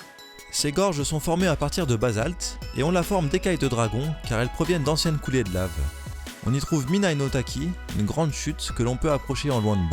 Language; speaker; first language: French; native; French